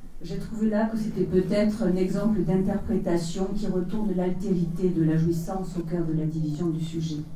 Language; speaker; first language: French; native; French